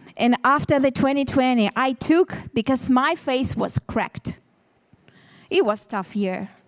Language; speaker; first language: English; non-native, fluent; Ukrainian